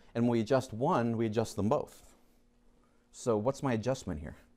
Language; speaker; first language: English; native; English